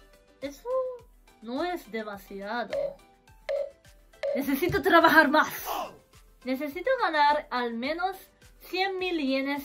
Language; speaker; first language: Spanish; non-native, learner; Japanese